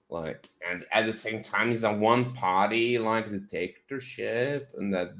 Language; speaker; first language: English; non-native, fluent; Portuguese